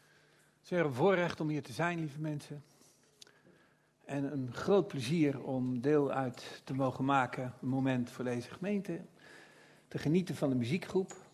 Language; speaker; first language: Dutch; native; Dutch